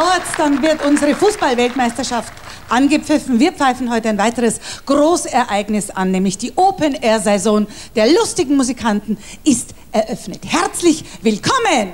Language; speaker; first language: German; native; German